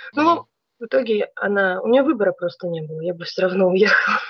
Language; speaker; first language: Russian; native; Russian